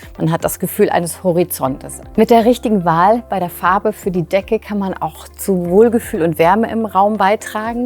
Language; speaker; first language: German; native; German